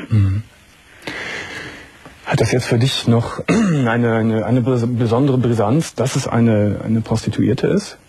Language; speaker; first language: German; native; German